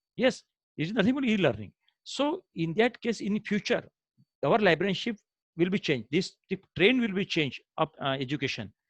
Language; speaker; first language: English; non-native, local second language; Marathi